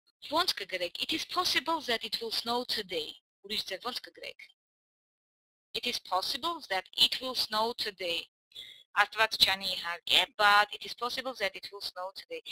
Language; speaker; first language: English; non-native, fluent; Armenian